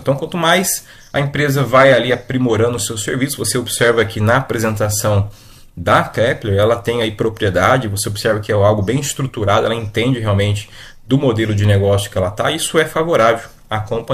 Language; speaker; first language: Portuguese; native; Portuguese